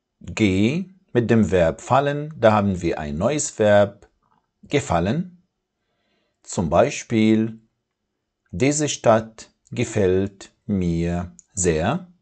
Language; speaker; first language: German; non-native, fluent; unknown